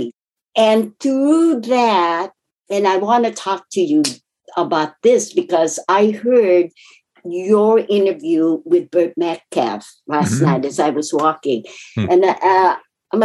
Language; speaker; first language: English; non-native, fluent; Japanese